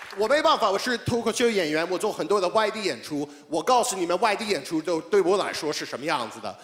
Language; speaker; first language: Chinese; non-native, fluent; English